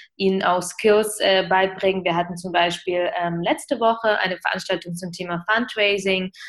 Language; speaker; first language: German; early bilingual, other home language; Ukrainian